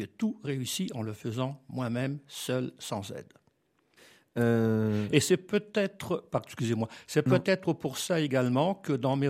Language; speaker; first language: French; native; French